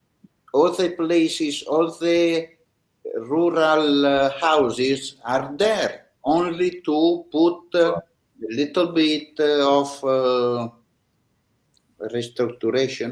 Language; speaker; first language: English; non-native, learner; Italian